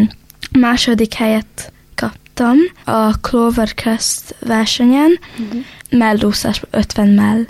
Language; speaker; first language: Hungarian; early bilingual, heritage; Hungarian